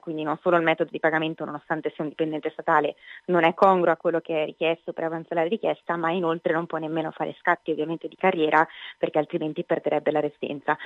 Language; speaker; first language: Italian; native; Italian